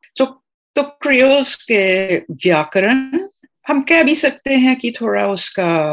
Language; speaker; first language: Hindi; non-native, fluent; English